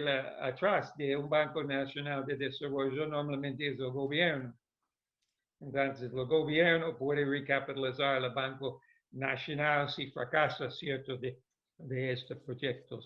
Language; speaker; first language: Spanish; non-native, fluent; English